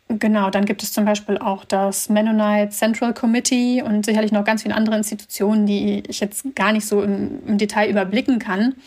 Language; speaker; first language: German; early bilingual, other home language; Russian